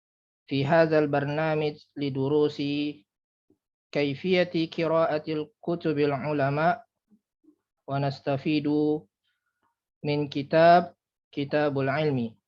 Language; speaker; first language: Arabic; non-native, fluent; Indonesian